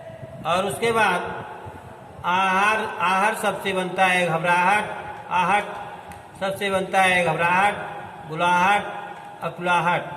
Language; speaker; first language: Hindi; native; Hindi